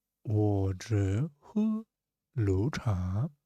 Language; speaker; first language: Chinese; non-native, fluent; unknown